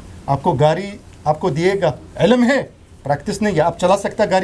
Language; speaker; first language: Hindi; non-native, learner; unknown